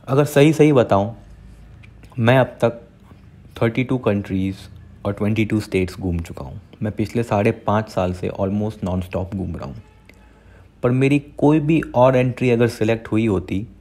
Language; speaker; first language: Hindi; non-native, local second language; Gujarati